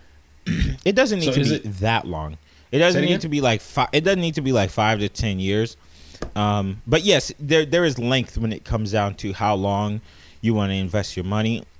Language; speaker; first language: English; native; English